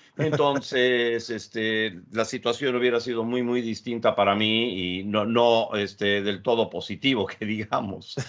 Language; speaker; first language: Spanish; early bilingual, other home language; English